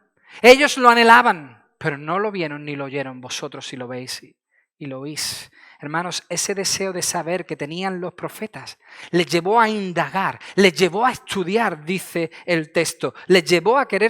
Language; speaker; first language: Spanish; native; Spanish